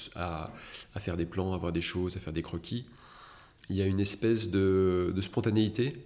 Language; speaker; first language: French; native; French